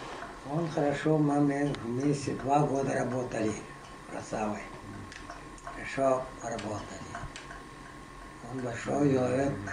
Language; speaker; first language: Russian; non-native, local second language; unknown